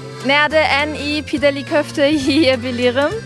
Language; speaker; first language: Turkish; non-native, learner; English